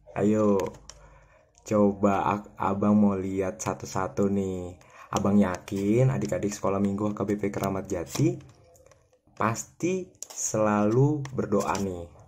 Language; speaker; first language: Indonesian; native; Indonesian